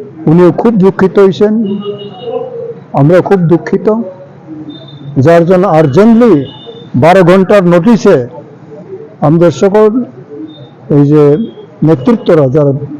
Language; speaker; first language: Bangla; non-native, local second language; Kok Borok